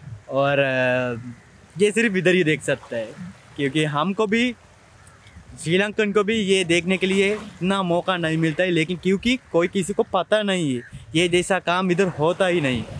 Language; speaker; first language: Hindi; non-native, fluent; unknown